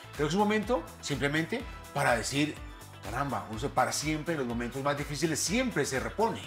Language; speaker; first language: Spanish; native; Spanish